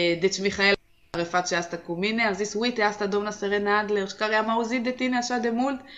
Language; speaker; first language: Romanian; non-native, learner; Hebrew